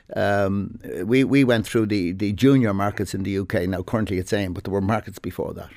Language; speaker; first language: English; native; English